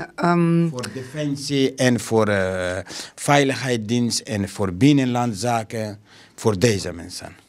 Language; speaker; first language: Dutch; non-native, learner; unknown